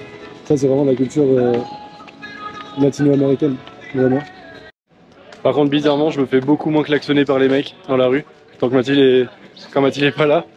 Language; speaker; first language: French; native; French